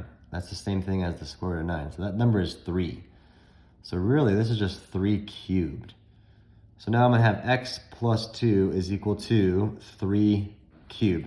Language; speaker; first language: English; native; English